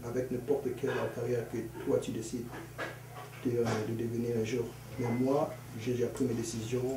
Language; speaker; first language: French; early bilingual, other home language; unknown